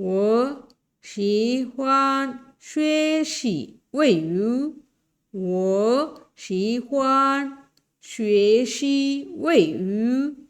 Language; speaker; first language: Chinese; non-native, learner; Bangla